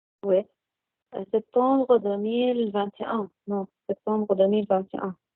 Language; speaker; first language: French; non-native, learner; Arabic